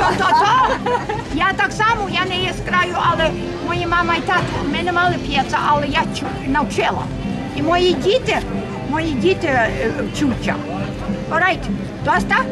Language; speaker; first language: Ukrainian; early bilingual, heritage; Ukrainian